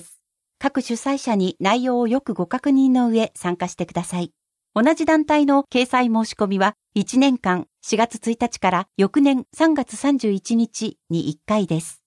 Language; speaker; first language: Japanese; native; Japanese